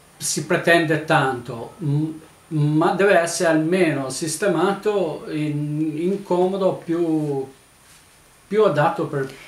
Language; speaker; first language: Italian; non-native, learner; Albanian